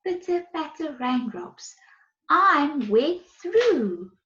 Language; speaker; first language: English; non-native, local second language; Afrikaans